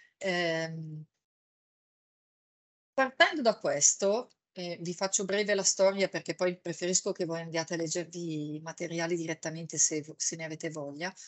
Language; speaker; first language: Italian; native; Italian